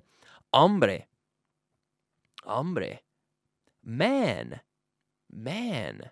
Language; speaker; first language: Spanish; non-native, fluent; English